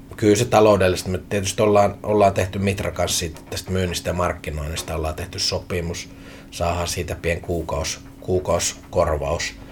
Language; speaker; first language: Finnish; native; Finnish